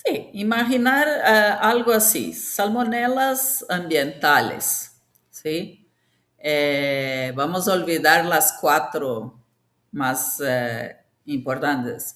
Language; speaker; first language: Spanish; non-native, fluent; Portuguese